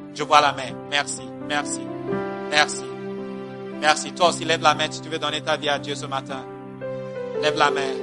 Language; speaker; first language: French; non-native, fluent; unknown